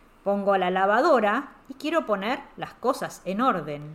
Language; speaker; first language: Spanish; native; Spanish